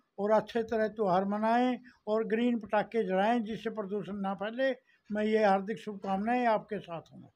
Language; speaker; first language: Hindi; native; Hindi